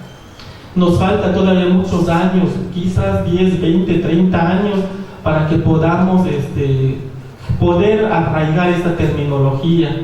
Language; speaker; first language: Spanish; non-native, local second language; Zapotec